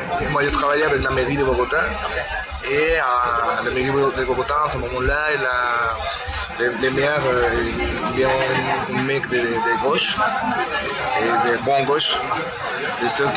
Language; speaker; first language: French; non-native, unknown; Spanish